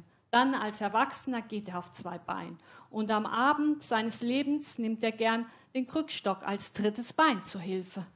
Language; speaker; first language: German; native; German